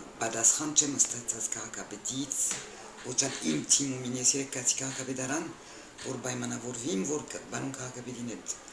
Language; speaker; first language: Armenian; early bilingual, heritage; Armenian